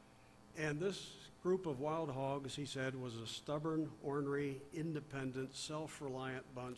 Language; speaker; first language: English; native; English